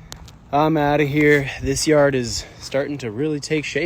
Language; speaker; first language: English; native; English